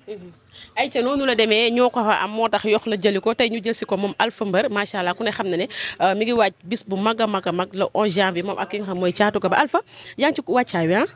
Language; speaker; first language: Wolof; native; Wolof